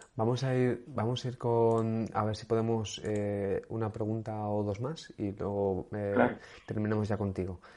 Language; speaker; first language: Spanish; native; Spanish